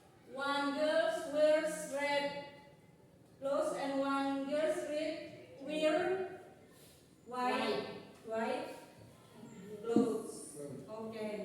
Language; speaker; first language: English; non-native, local second language; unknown